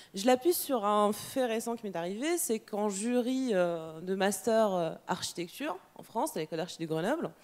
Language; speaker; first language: French; non-native, local second language; Arabic